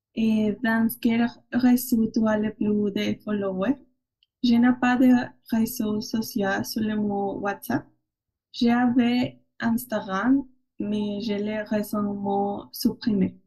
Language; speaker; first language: French; non-native, learner; Spanish